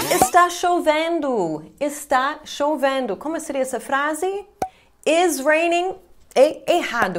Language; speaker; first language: Portuguese; non-native, fluent; English